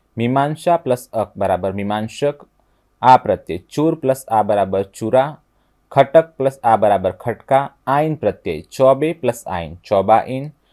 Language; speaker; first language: Hindi; non-native, local second language; Gujarati